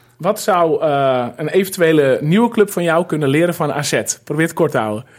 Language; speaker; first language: Dutch; native; Dutch